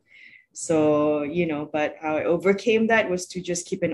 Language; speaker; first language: English; non-native, local second language; Malay